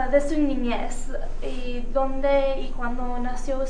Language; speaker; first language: Spanish; early bilingual, heritage; Spanish